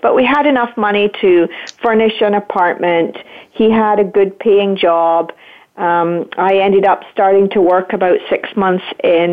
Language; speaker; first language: English; native; English